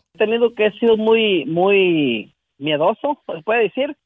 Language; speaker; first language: Spanish; native; Spanish